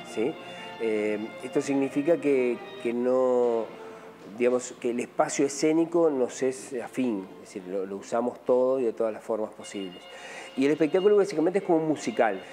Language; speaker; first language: Spanish; native; Spanish